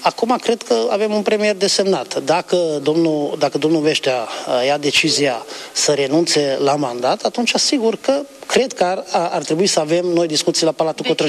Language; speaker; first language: Romanian; non-native, local second language; Hungarian